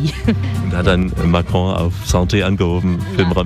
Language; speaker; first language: German; native; German